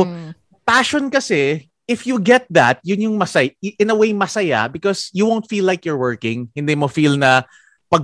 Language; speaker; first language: English; non-native, local second language; Filipino